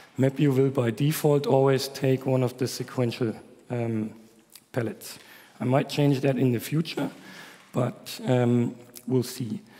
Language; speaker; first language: English; non-native, fluent; German